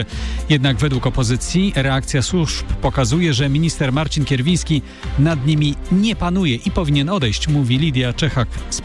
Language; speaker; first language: Polish; native; Polish